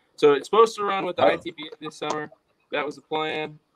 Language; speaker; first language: English; native; English